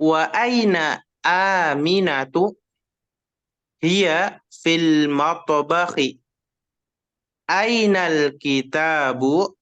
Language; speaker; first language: Arabic; non-native, fluent; Indonesian